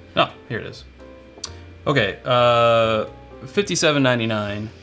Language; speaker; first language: English; native; English